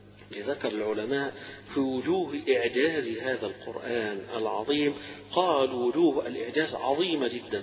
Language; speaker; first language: Arabic; native; Arabic